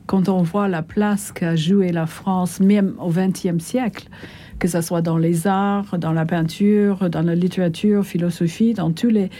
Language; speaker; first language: French; non-native, fluent; English